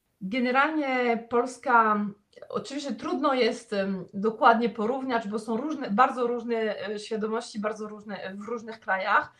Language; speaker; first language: Polish; non-native, fluent; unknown